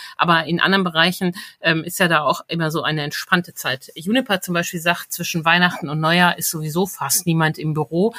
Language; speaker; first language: German; native; German